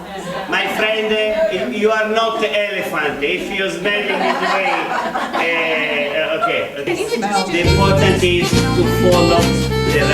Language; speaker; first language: English; non-native, fluent; Italian